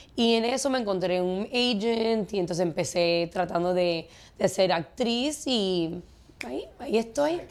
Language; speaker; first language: Spanish; early bilingual, heritage; Spanish